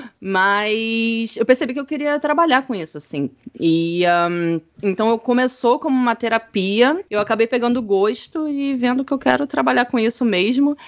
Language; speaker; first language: Portuguese; native; Portuguese